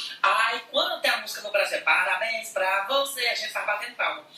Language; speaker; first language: Portuguese; native; Portuguese